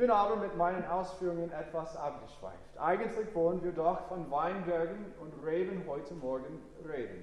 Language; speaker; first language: German; non-native, fluent; English